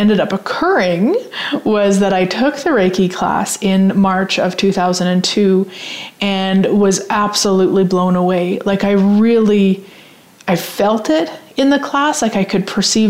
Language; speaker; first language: English; native; English